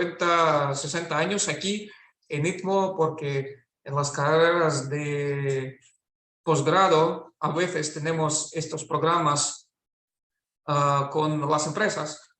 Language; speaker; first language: Spanish; non-native, fluent; Russian